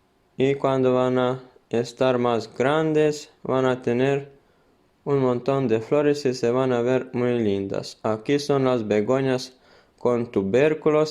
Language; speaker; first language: Spanish; non-native, fluent; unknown